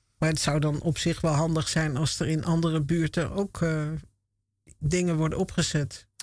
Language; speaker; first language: Dutch; native; Dutch